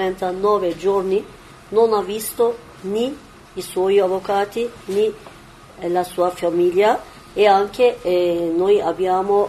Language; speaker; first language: Italian; non-native, learner; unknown